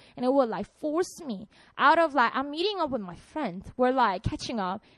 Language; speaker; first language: English; non-native, fluent; Korean